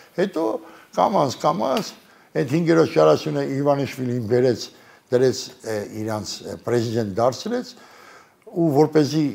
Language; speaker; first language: Armenian; native; Armenian